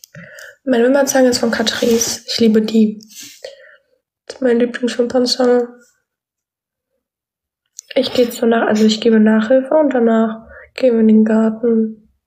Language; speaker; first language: German; early bilingual, other home language; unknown